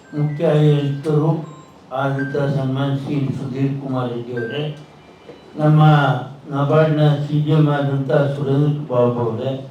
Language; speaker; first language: Kannada; native; Kannada